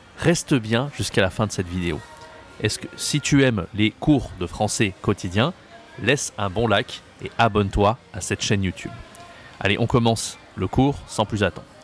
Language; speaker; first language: French; native; French